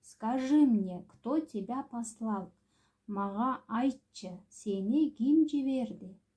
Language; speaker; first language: Russian; non-native, local second language; Kyrgyz